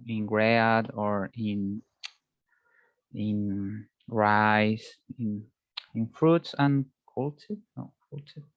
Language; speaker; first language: English; non-native, learner; Spanish